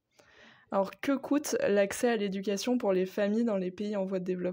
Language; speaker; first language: French; native; French